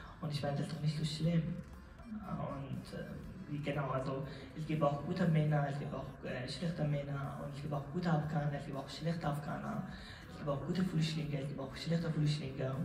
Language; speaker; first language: German; non-native, learner; Persian